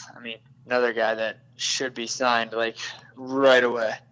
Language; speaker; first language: English; native; English